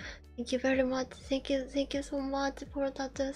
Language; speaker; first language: English; non-native, learner; Japanese